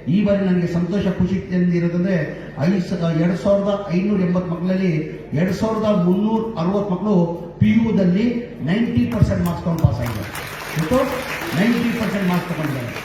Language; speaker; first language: Kannada; non-native, local second language; Urdu